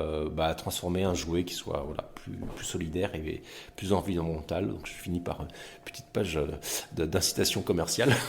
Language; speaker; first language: French; native; French